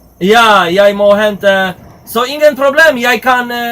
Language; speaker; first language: Swedish; non-native, learner; Polish